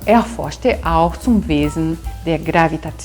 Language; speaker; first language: German; non-native, fluent; Portuguese